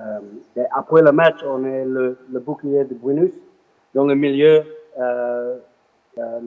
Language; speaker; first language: French; non-native, learner; English